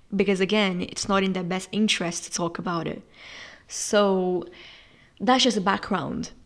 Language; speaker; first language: English; non-native, fluent; Portuguese